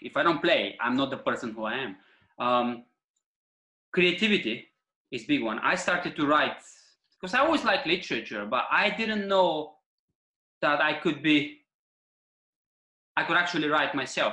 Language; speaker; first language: English; non-native, fluent; Bulgarian